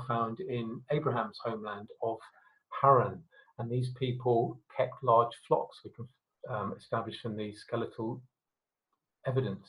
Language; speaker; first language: English; native; English